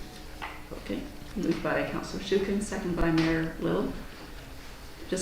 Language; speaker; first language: English; native; English